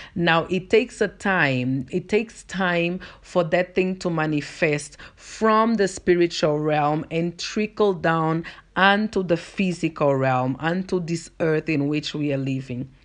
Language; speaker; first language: English; non-native, fluent; Portuguese